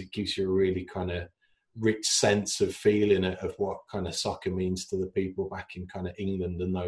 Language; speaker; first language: English; native; English